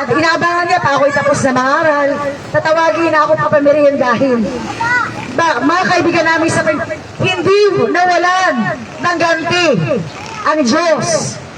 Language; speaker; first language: Filipino; non-native, local second language; Hiligaynon